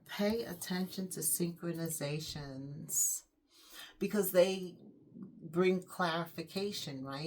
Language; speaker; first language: English; native; English